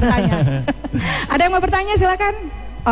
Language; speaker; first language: Indonesian; native; Indonesian